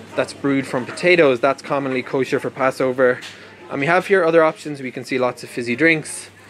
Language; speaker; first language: English; native; English